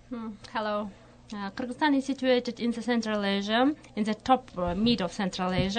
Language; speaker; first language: English; non-native, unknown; Kyrgyz